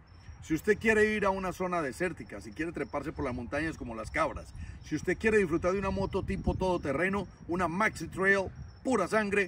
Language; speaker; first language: Spanish; native; Spanish